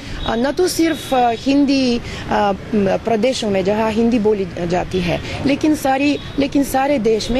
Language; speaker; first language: Hindi; non-native, fluent; Bulgarian